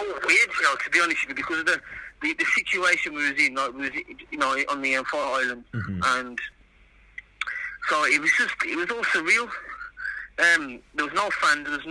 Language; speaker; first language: English; native; English